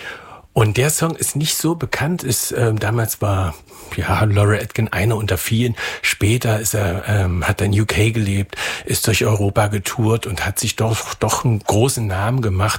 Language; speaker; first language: German; native; German